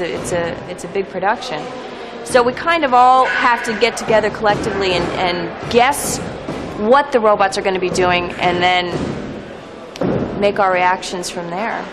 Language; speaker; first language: English; native; English